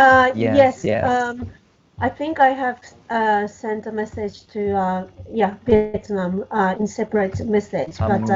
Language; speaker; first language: English; non-native, fluent; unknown